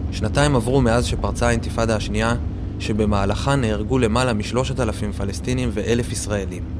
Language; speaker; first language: Hebrew; native; Hebrew